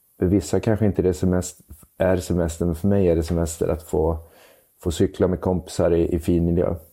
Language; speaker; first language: Swedish; native; Swedish